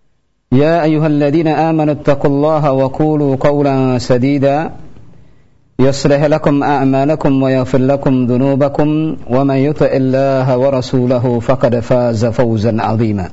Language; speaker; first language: Arabic; non-native, fluent; Indonesian